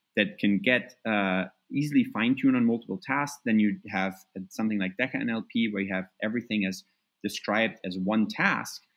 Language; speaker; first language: English; non-native, fluent; German